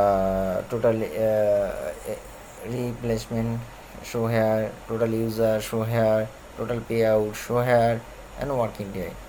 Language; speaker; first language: English; non-native, learner; Bangla